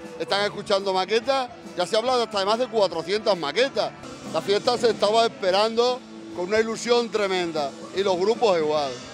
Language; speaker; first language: Spanish; native; Spanish